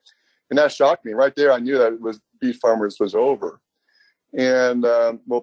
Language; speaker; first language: English; native; English